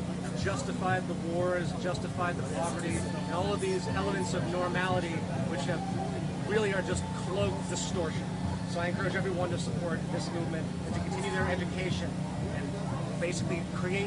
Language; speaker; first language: English; native; English